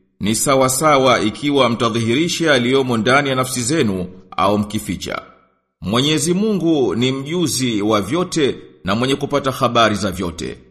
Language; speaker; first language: Swahili; native; Swahili